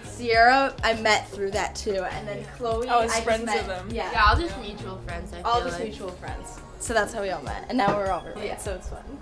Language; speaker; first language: English; native; English